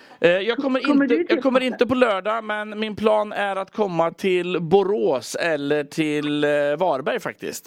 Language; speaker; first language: Swedish; native; Swedish